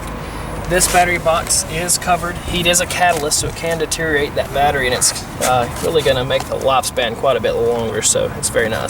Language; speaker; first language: English; native; English